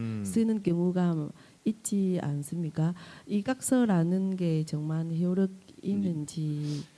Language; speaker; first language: Korean; non-native, fluent; Vietnamese